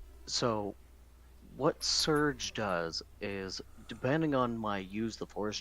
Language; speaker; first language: English; native; English